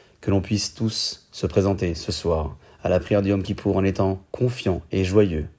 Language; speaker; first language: French; native; French